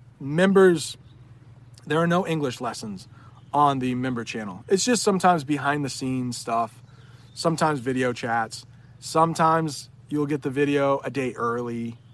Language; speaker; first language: English; native; English